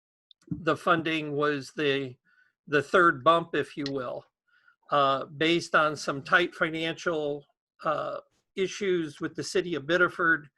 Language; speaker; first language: English; native; English